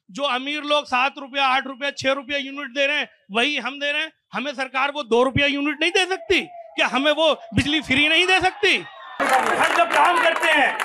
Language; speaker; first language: Hindi; native; Hindi